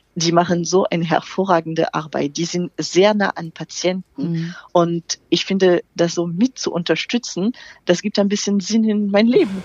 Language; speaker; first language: German; non-native, fluent; French